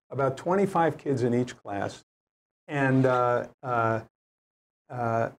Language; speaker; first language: English; native; English